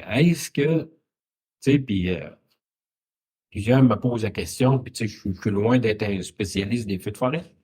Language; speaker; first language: French; native; French